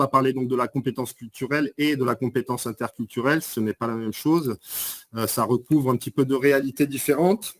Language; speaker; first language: French; native; French